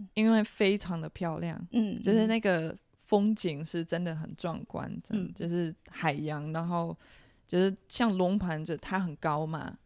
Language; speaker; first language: Chinese; non-native, fluent; Dutch